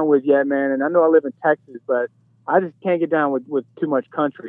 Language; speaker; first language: English; native; English